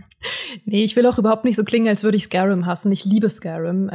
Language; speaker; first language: German; native; German